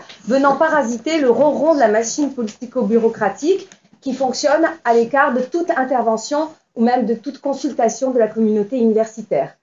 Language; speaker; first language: French; native; French